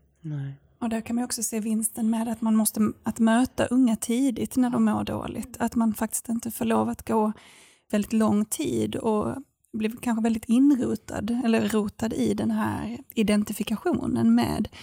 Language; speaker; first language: Swedish; native; Swedish